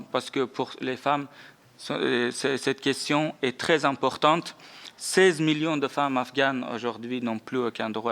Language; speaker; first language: French; non-native, fluent; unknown